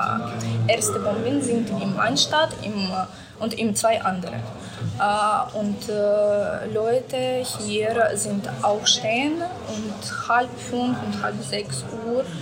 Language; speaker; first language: German; non-native, learner; Ukrainian